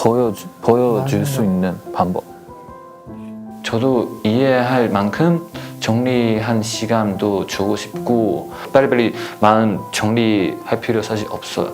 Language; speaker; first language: Korean; non-native, learner; Chinese